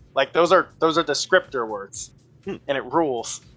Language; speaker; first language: English; native; English